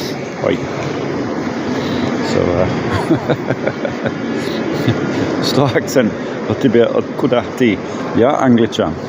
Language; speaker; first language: Russian; non-native, learner; English